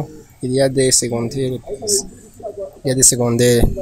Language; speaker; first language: French; non-native, learner; Rundi